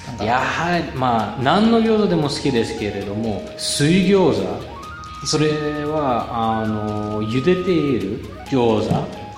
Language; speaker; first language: Japanese; non-native, fluent; Bulgarian